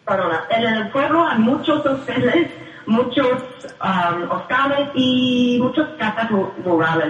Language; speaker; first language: Spanish; non-native, fluent; English